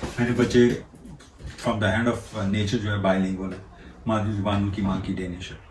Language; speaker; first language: Urdu; non-native, local second language; Punjabi